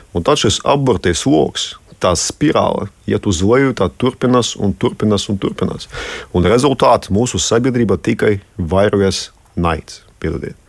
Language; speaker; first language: Latvian; non-native, local second language; Russian